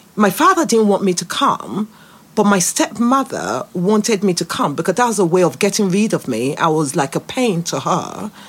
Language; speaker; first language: English; non-native, local second language; Yoruba